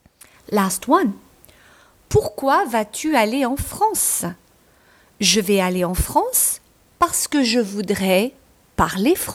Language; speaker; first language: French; non-native, fluent; English